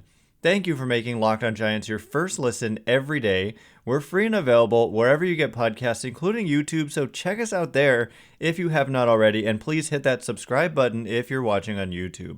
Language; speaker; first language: English; native; English